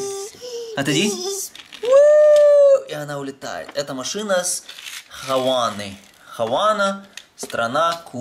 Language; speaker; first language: Russian; native; Russian